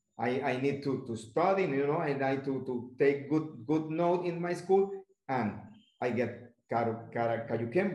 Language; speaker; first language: English; non-native, learner; Spanish